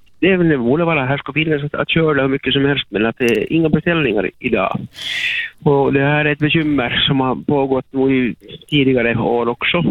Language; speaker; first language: Swedish; native; Swedish